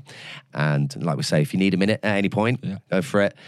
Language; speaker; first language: English; native; English